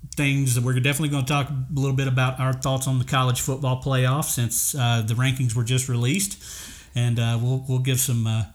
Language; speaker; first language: English; native; English